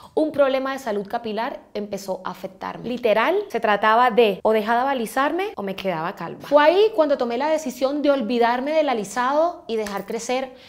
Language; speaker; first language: Spanish; native; Spanish